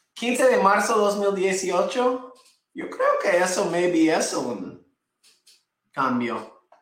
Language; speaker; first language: Spanish; non-native, fluent; English